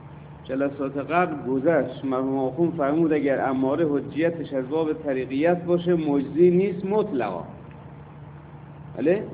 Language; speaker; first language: Persian; native; Persian